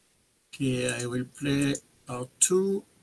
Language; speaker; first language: English; non-native, fluent; French